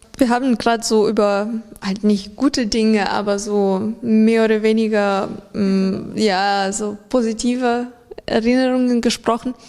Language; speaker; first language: German; non-native, fluent; Ukrainian